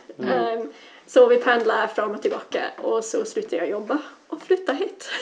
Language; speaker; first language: Swedish; non-native, fluent; Dutch